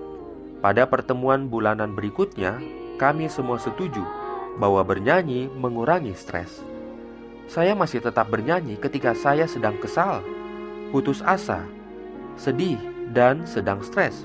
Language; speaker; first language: Indonesian; native; Indonesian